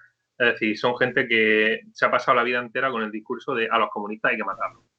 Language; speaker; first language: Spanish; native; Spanish